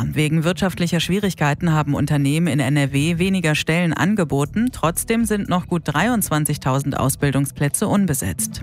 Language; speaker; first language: German; native; German